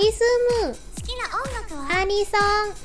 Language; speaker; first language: Japanese; non-native, learner; Thai